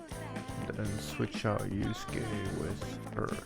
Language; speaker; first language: English; native; English